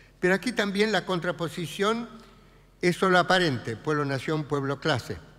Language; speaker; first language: Spanish; native; Spanish